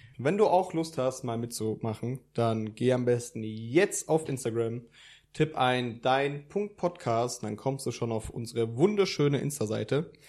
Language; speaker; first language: German; early bilingual, other home language; Italian